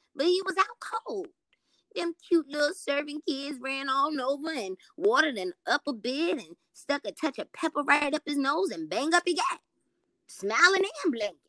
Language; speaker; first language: English; native; English